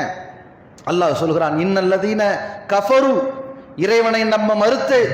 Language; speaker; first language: Tamil; native; Tamil